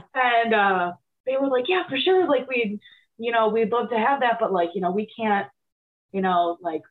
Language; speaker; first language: English; native; English